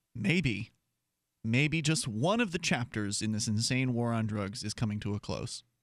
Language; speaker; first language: English; native; English